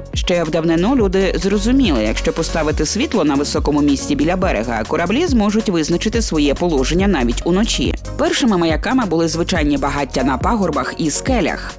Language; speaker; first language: Ukrainian; native; Ukrainian